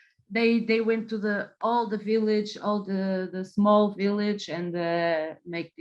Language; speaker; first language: English; non-native, fluent; Portuguese